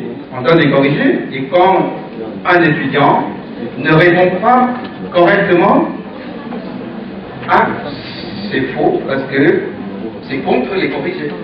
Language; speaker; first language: French; non-native, fluent; Thai